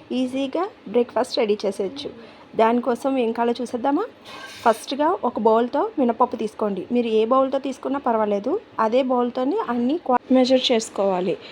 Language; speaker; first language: Telugu; native; Telugu